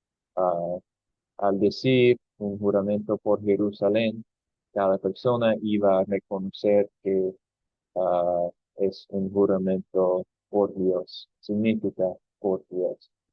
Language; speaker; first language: Spanish; non-native, fluent; English